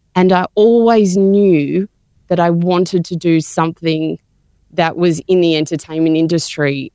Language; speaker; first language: English; native; English